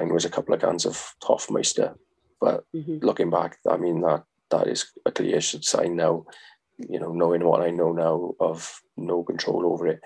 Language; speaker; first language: English; native; English